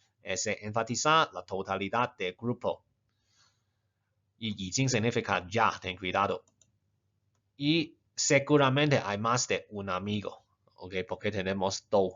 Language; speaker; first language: Spanish; non-native, fluent; Chinese